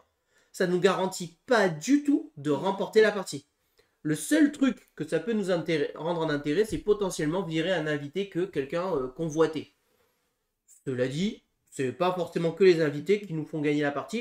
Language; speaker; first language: French; native; French